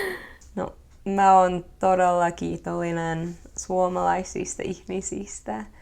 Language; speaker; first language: Finnish; non-native, fluent; English